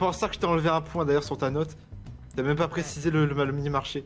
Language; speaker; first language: French; native; French